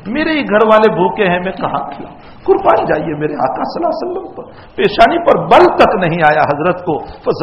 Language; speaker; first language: Urdu; non-native, local second language; Gujarati